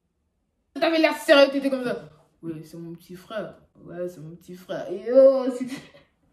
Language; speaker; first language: French; native; French